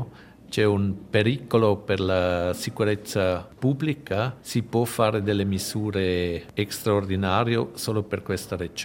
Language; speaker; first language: Italian; non-native, local second language; German